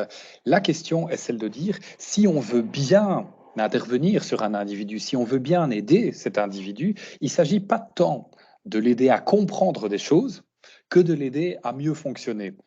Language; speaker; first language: French; native; French